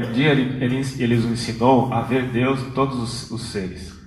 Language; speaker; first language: Portuguese; native; Portuguese